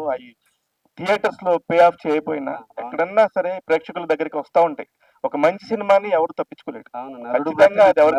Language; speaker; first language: Telugu; native; Telugu